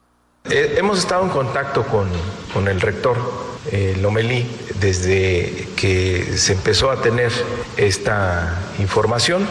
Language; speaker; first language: Spanish; native; Spanish